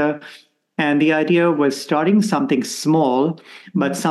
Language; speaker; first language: English; non-native, local second language; Konkani